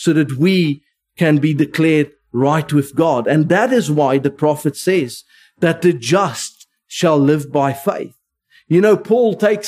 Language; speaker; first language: English; non-native, local second language; Afrikaans